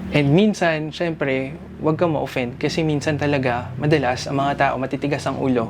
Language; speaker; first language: Filipino; native; Filipino